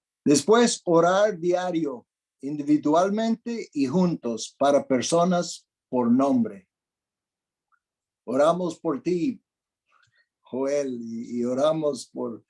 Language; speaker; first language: Spanish; non-native, fluent; English